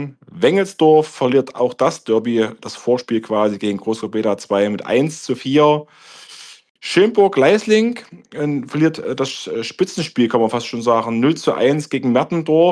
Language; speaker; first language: German; native; German